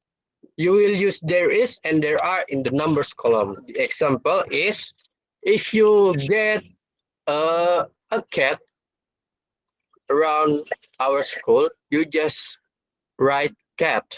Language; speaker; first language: English; non-native, fluent; Indonesian